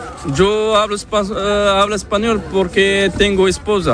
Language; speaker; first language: Spanish; non-native, learner; Arabic